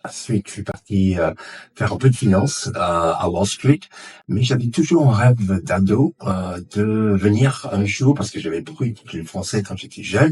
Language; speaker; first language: French; non-native, fluent; English